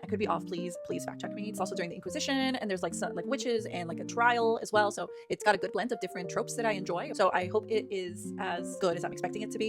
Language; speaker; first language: English; native; English